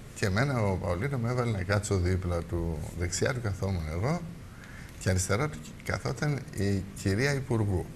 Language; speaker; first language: Greek; native; Greek